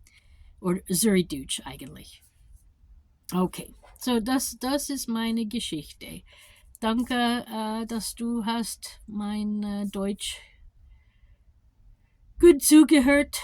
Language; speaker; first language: German; non-native, learner; English